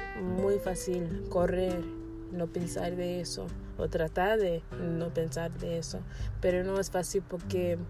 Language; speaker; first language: Spanish; non-native, learner; English